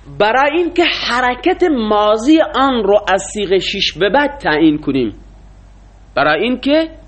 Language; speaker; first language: Persian; non-native, local second language; Baluchi